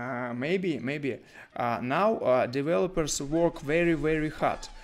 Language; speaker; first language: English; non-native, learner; Russian